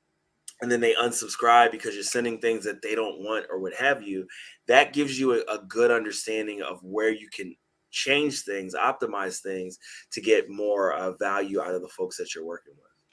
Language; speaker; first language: English; native; English